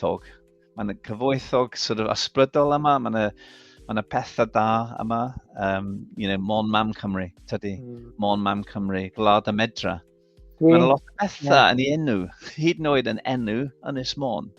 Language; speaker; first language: Welsh; non-native, fluent; English